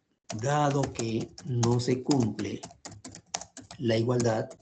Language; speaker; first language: Spanish; native; Spanish